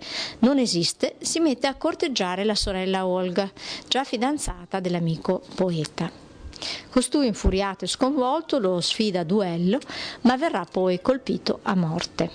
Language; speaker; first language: Italian; native; Italian